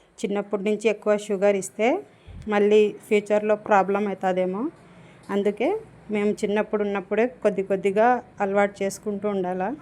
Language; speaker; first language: Telugu; non-native, local second language; Urdu